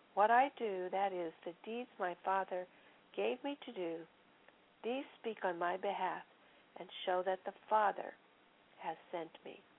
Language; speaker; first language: English; native; English